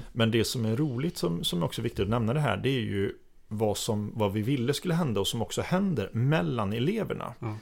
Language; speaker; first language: Swedish; native; Swedish